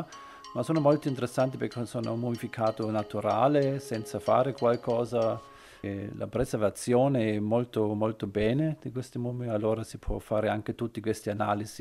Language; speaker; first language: Italian; non-native, learner; German